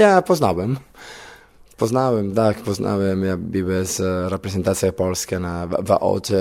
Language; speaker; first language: Polish; non-native, learner; Italian